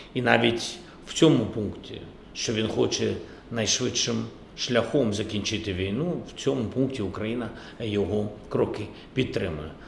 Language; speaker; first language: Ukrainian; non-native, local second language; Russian